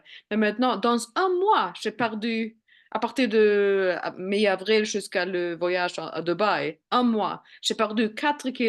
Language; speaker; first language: French; non-native, fluent; Swedish